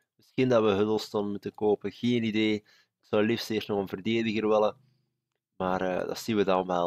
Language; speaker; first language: Dutch; native; Dutch